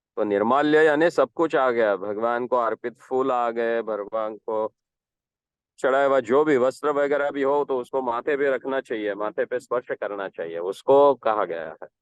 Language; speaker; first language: Hindi; non-native, local second language; Marathi